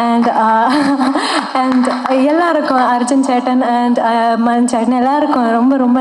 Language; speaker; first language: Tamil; non-native, fluent; Malayalam